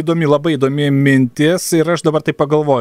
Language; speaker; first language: Lithuanian; native; Lithuanian